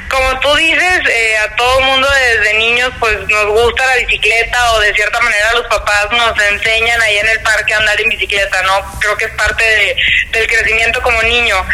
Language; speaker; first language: Spanish; native; Spanish